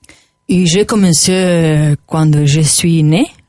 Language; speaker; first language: French; non-native, learner; Spanish